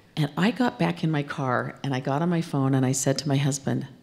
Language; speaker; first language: English; native; English